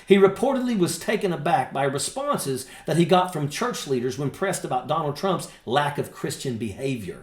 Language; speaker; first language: English; native; English